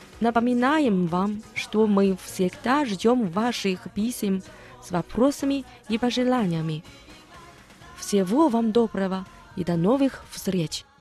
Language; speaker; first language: Russian; non-native, fluent; Chinese